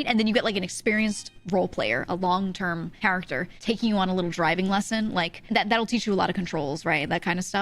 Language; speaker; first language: English; native; English